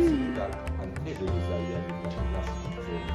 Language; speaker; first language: French; non-native, local second language; Arabic